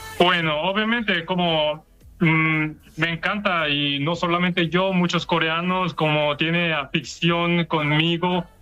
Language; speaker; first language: Spanish; non-native, learner; Korean